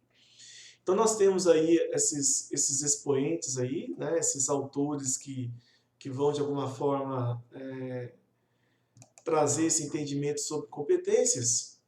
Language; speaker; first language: Portuguese; native; Portuguese